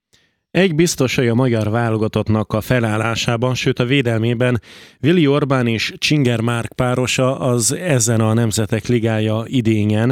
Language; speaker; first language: Hungarian; native; Hungarian